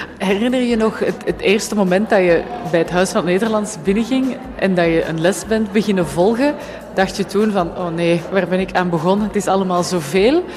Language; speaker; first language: Dutch; native; Dutch